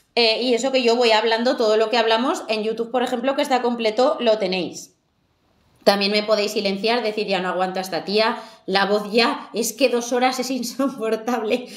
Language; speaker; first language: Spanish; native; Spanish